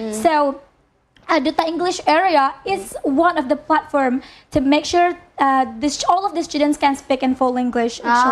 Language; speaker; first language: English; non-native, fluent; Indonesian